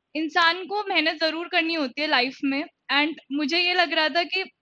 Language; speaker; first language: Hindi; native; Hindi